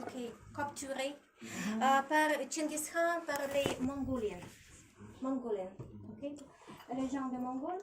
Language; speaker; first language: French; non-native, learner; Russian